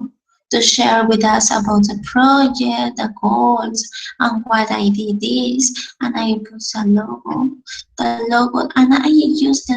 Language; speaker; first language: English; non-native, learner; Spanish